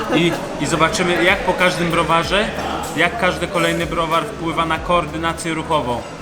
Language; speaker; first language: Polish; early bilingual, heritage; Polish